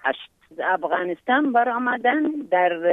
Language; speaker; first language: Persian; non-native, fluent; Arabic